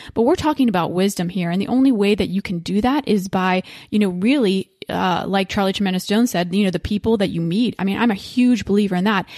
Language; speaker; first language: English; native; English